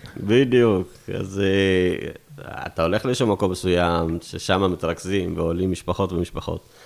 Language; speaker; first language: Hebrew; early bilingual, other home language; Amharic